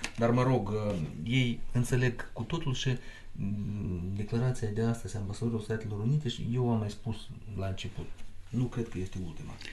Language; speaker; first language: Romanian; non-native, local second language; Russian